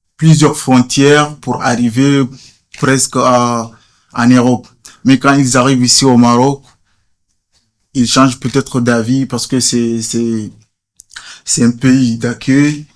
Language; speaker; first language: French; non-native, fluent; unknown